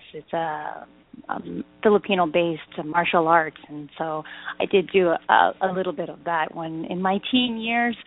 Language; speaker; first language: English; native; English